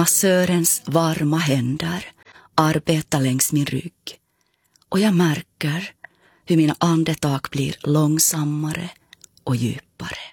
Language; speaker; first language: Swedish; native; Swedish